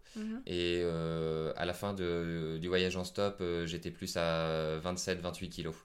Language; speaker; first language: French; native; French